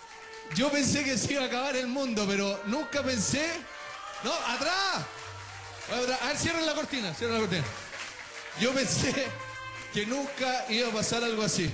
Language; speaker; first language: Spanish; native; Spanish